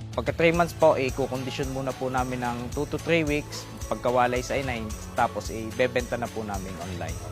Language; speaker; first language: Filipino; native; Filipino